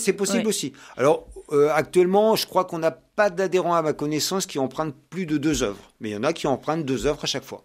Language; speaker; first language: French; native; French